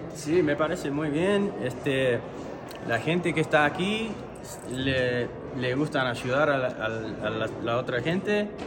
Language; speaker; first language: Spanish; early bilingual, heritage; English